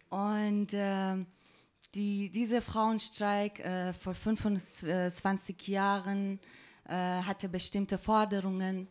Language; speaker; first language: German; non-native, fluent; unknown